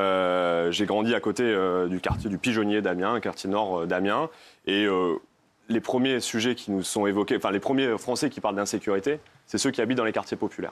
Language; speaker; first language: French; native; French